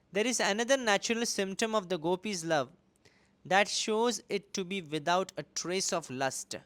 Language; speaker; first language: English; non-native, local second language; Hindi